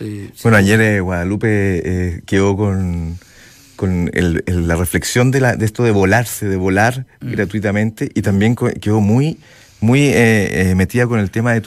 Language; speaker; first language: Spanish; native; Spanish